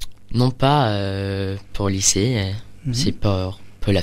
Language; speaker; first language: French; non-native, learner; English